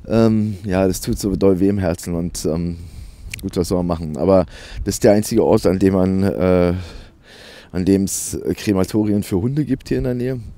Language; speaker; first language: German; native; German